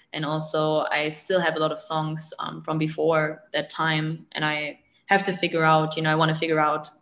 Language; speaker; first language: English; non-native, fluent; German